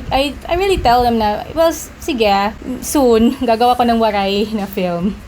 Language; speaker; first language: Filipino; non-native, local second language; Cebuano